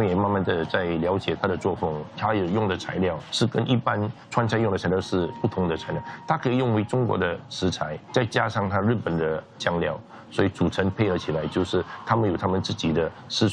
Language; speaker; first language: Chinese; non-native, fluent; Japanese